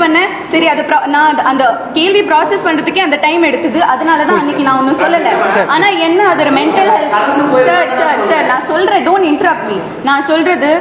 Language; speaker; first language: Tamil; non-native, fluent; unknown